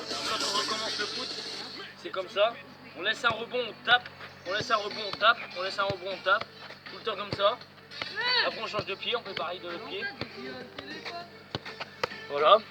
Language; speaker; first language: French; native; French